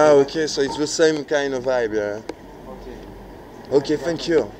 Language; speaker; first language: English; non-native, learner; French